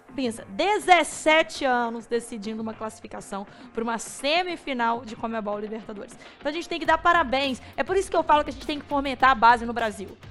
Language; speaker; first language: Portuguese; native; Portuguese